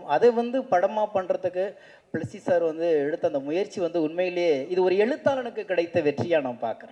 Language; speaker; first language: Tamil; native; Tamil